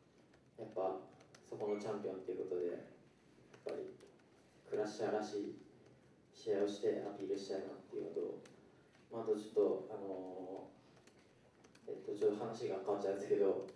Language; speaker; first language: Japanese; native; Japanese